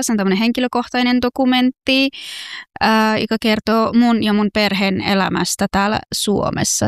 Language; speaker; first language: Finnish; non-native, fluent; Persian